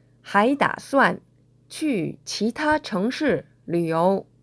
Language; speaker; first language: Chinese; non-native, fluent; Korean